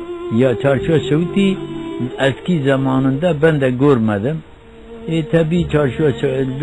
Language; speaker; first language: Turkish; non-native, local second language; Kurdish